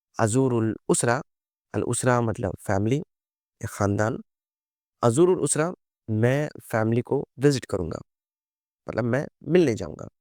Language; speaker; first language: Urdu; native; Urdu